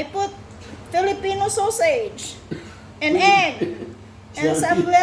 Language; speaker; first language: English; non-native, learner; Filipino